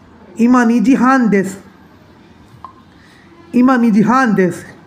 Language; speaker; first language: Japanese; non-native, learner; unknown